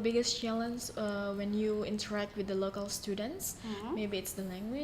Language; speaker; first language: English; non-native, learner; Indonesian